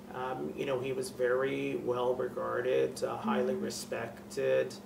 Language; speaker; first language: English; native; English